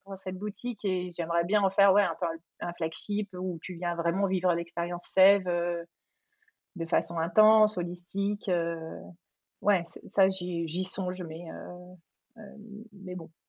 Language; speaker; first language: French; native; French